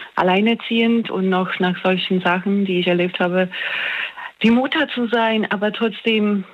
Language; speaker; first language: German; non-native, fluent; Polish